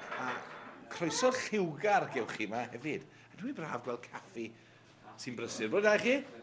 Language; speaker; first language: Welsh; native; Welsh